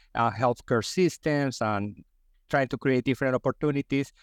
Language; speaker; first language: English; non-native, fluent; Spanish